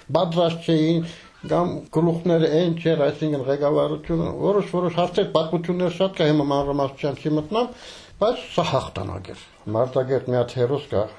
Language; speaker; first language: Armenian; early bilingual, heritage; Armenian